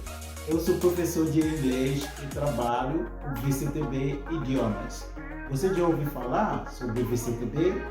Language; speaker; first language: Portuguese; non-native, fluent; English